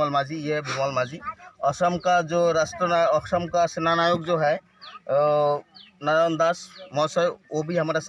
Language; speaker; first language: Hindi; non-native, local second language; Bangla